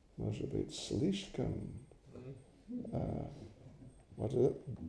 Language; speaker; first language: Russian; non-native, learner; English